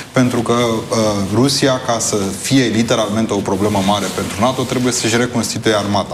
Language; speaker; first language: Romanian; native; Romanian